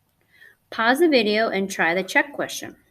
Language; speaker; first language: English; native; English